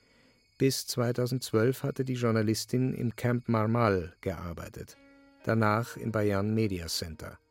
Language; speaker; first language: German; native; German